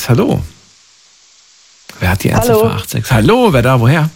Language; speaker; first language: German; native; German